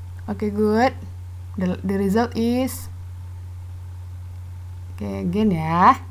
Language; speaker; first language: English; non-native, learner; Indonesian